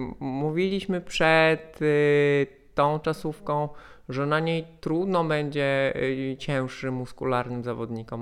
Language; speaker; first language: Polish; native; Polish